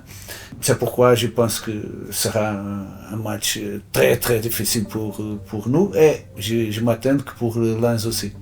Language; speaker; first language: French; non-native, fluent; Portuguese